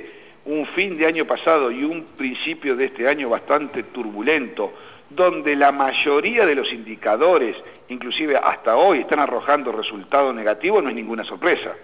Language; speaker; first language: Spanish; native; Spanish